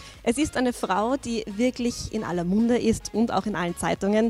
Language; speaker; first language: German; native; German